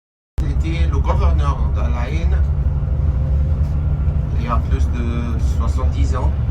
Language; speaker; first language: French; non-native, fluent; Arabic